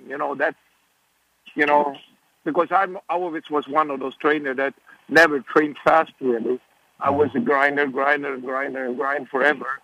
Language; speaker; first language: English; non-native, fluent; Swedish